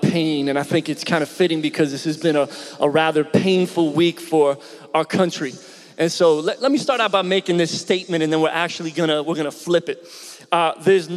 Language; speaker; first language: English; native; English